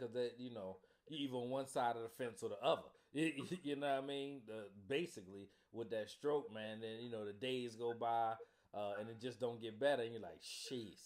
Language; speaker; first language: English; native; English